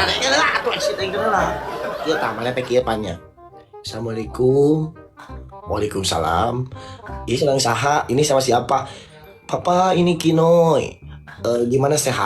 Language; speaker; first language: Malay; non-native, local second language; Sundanese